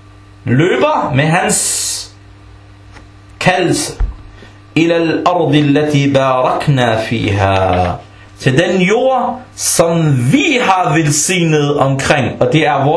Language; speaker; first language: Danish; early bilingual, other home language; Arabic